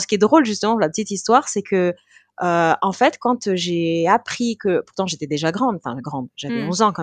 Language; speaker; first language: French; early bilingual, heritage; French